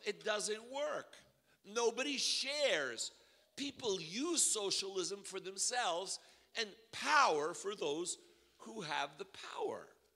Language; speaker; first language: English; early bilingual, other home language; Russian